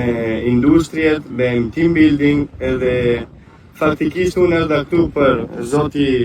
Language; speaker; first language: Albanian; early bilingual, other home language; Italian